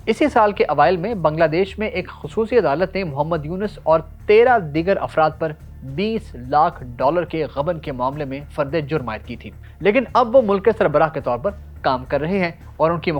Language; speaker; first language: Urdu; native; Urdu